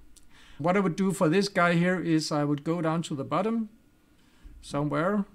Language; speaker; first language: English; non-native, fluent; Danish